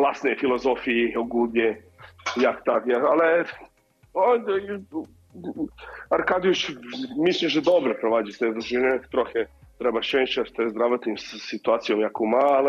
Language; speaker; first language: Polish; non-native, learner; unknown